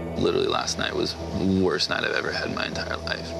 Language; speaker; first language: English; native; English